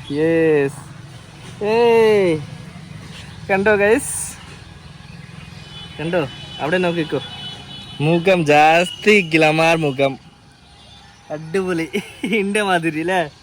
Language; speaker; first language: Malayalam; non-native, learner; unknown